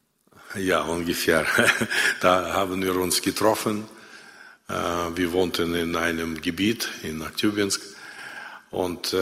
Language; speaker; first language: German; non-native, fluent; Russian